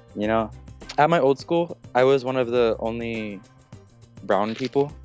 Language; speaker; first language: English; native; English